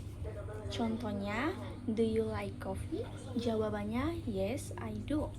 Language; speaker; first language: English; non-native, learner; Indonesian